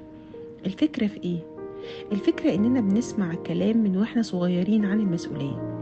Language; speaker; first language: Arabic; native; Arabic